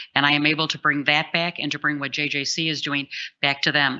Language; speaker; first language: English; native; English